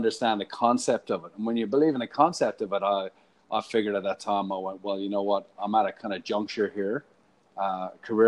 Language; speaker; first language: English; native; English